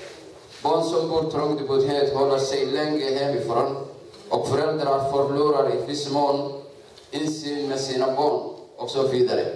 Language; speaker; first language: Swedish; non-native, learner; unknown